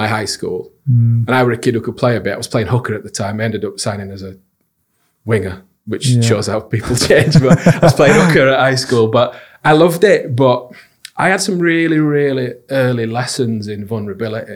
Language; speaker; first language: English; native; English